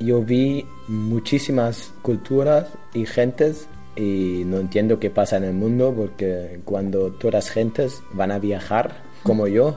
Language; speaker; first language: Spanish; non-native, learner; German